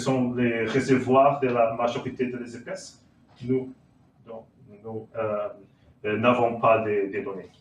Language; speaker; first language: French; non-native, learner; Portuguese